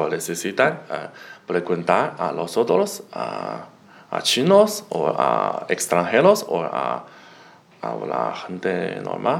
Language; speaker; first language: Spanish; non-native, learner; Chinese